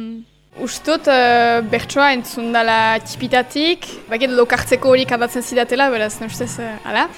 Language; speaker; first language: Basque; native; Basque